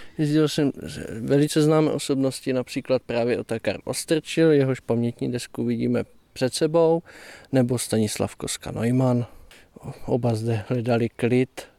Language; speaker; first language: Czech; native; Czech